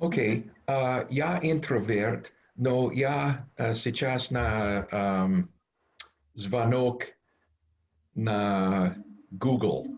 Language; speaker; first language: Russian; non-native, learner; English